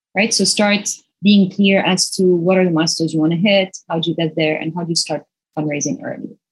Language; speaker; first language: English; non-native, fluent; Arabic